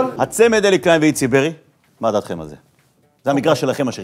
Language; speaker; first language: Hebrew; native; Hebrew